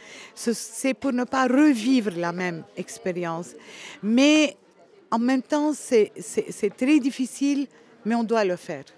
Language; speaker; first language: French; non-native, local second language; Arabic